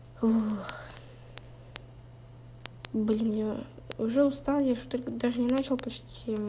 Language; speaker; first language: Russian; native; Russian